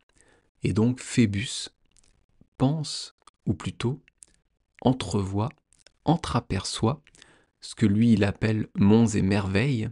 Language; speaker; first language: French; native; French